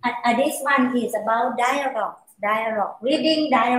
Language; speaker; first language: English; non-native, learner; Thai